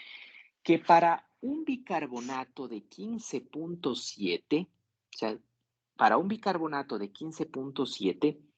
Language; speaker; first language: Spanish; native; Spanish